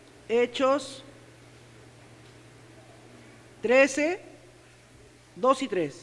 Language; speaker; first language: Spanish; native; Spanish